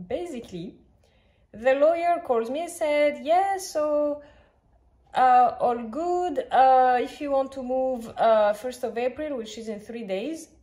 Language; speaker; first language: English; non-native, fluent; French